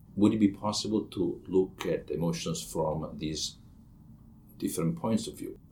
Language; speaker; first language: English; non-native, fluent; Italian